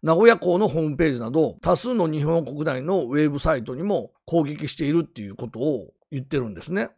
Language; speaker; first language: Japanese; native; Japanese